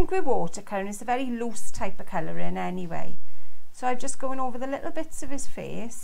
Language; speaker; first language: English; native; English